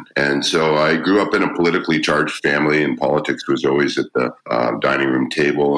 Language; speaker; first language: English; native; English